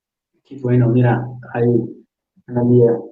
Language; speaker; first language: Spanish; non-native, learner; Portuguese